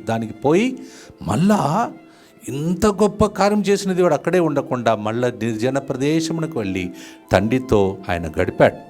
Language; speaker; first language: Telugu; non-native, fluent; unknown